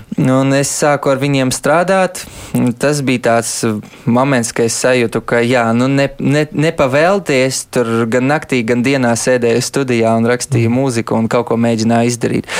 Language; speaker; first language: Latvian; early bilingual, heritage; Latvian